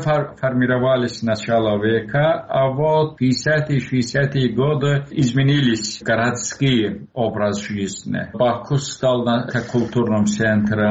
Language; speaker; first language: Russian; non-native, local second language; Azerbaijani